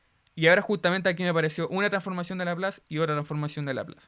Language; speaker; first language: Spanish; native; Spanish